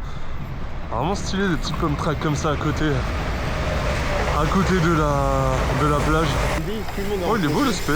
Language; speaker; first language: French; native; French